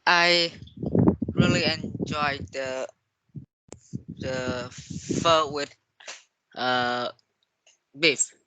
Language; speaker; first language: English; non-native, learner; Vietnamese